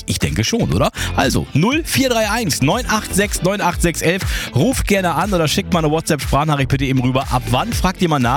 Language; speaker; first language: German; native; German